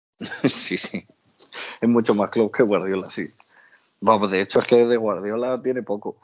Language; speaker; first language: Spanish; native; Spanish